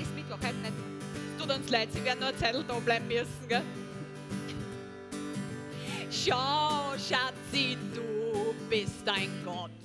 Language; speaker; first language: German; native; German